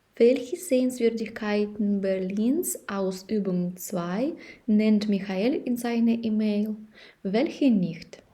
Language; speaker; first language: German; non-native, fluent; Ukrainian